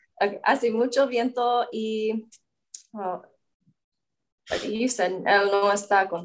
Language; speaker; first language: Spanish; non-native, learner; English